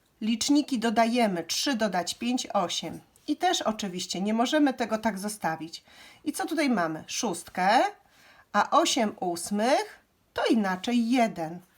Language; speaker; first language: Polish; native; Polish